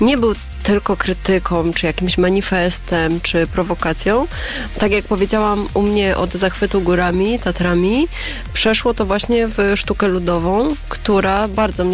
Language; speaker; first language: Polish; native; Polish